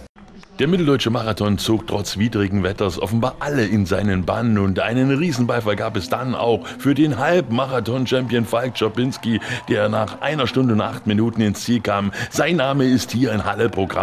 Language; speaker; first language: German; native; German